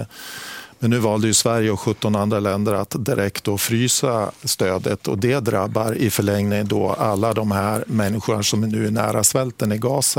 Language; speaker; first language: Swedish; native; Swedish